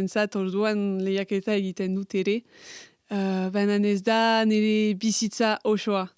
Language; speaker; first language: Basque; non-native, local second language; French